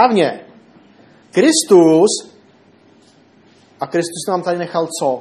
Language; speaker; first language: Czech; native; Czech